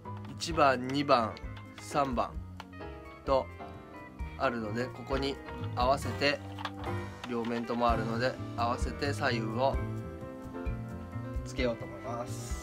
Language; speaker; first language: Japanese; native; Japanese